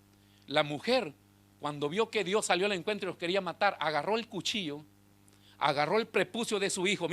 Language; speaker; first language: Spanish; native; Spanish